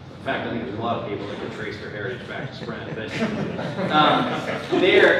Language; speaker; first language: English; native; English